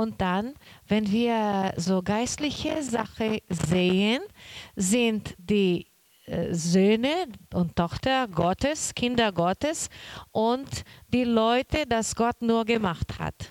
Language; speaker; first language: German; non-native, learner; Portuguese